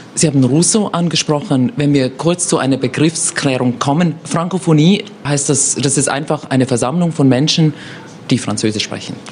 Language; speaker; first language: German; native; German